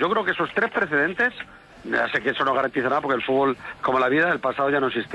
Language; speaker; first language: Spanish; native; Spanish